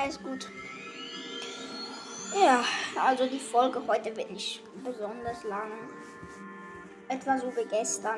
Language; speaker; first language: German; native; German